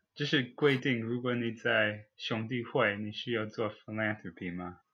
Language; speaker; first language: Chinese; non-native, learner; English